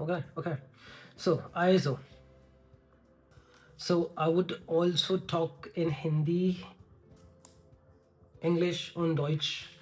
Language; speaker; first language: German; non-native, learner; Hindi